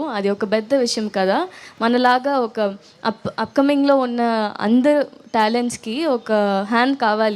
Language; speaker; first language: Telugu; non-native, learner; Tamil